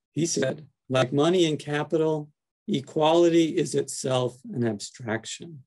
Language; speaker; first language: English; native; English